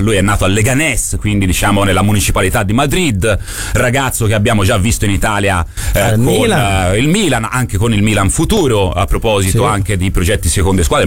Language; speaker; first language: Italian; native; Italian